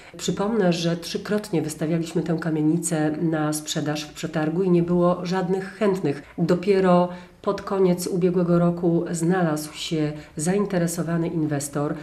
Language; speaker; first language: Polish; native; Polish